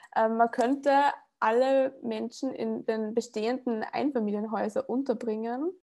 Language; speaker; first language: German; native; German